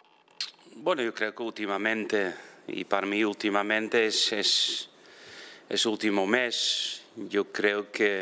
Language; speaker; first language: Spanish; non-native, fluent; Dutch